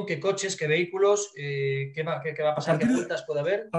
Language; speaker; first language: Spanish; native; Spanish